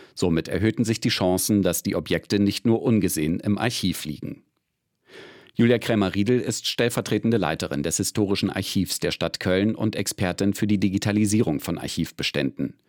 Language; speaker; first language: German; native; German